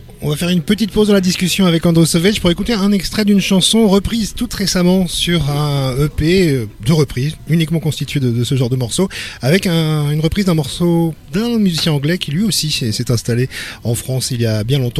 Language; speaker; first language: French; native; French